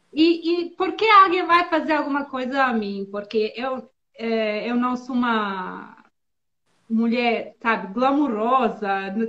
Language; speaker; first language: Portuguese; non-native, learner; Bosnian